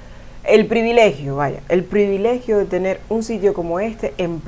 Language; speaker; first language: Spanish; native; Spanish